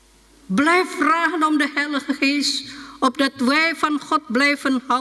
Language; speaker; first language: Dutch; non-native, fluent; Indonesian